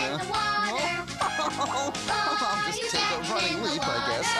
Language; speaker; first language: English; native; English